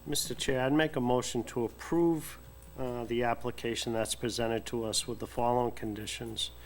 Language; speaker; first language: English; native; English